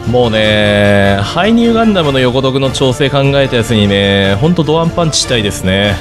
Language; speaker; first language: Japanese; native; Japanese